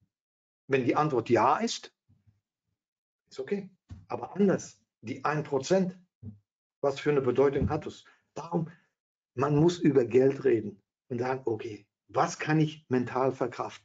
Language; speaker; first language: German; non-native, fluent; Dutch